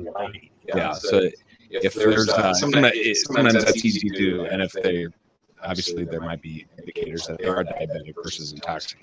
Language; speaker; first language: English; native; English